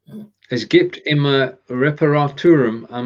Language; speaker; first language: German; non-native, learner; English